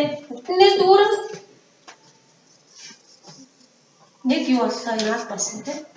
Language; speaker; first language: Mongolian; native; Mongolian